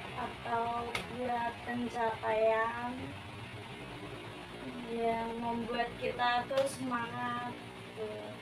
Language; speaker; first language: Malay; non-native, local second language; Javanese